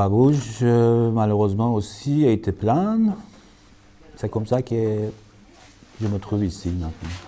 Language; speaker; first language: French; non-native, fluent; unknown